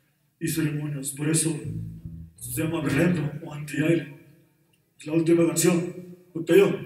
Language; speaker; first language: Spanish; non-native, local second language; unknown